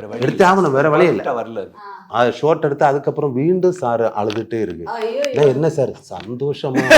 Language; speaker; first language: Tamil; non-native, learner; Malayalam